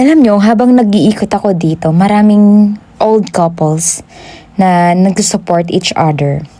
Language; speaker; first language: Filipino; non-native, local second language; Hiligaynon